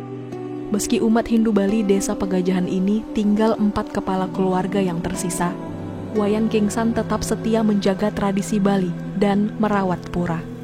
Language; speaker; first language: Indonesian; native; Indonesian